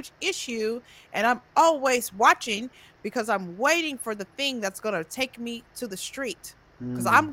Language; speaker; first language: English; native; English